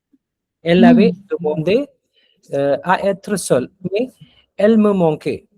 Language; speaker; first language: French; non-native, fluent; Hindi